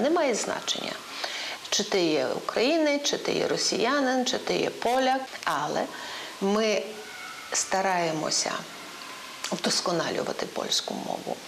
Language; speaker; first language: Ukrainian; non-native, local second language; Polish